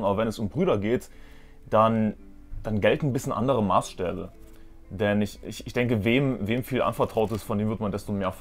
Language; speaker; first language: German; native; German